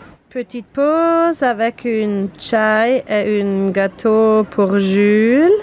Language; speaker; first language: French; non-native, learner; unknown